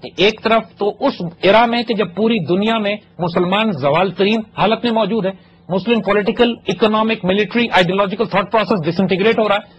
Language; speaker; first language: Urdu; native; Urdu